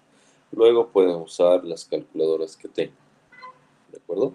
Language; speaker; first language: Spanish; native; Spanish